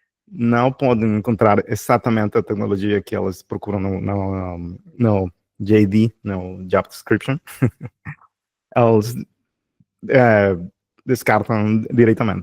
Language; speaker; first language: Portuguese; non-native, fluent; Spanish